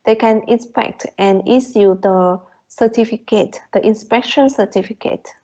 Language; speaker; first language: English; non-native, fluent; Vietnamese